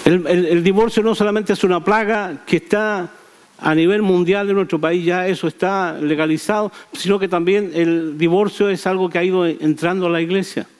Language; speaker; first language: Spanish; native; Spanish